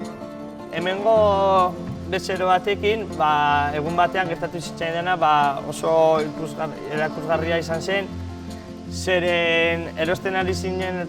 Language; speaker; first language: Basque; non-native, local second language; Spanish